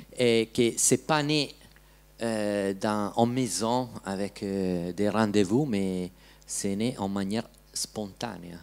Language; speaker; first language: French; non-native, learner; Italian